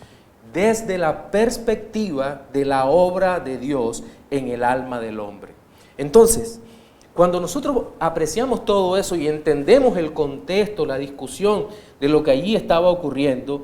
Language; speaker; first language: Spanish; native; Spanish